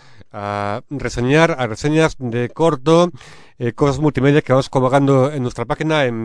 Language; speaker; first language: Spanish; native; Spanish